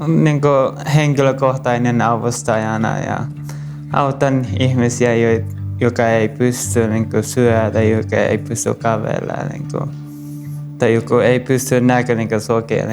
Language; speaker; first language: Finnish; non-native, learner; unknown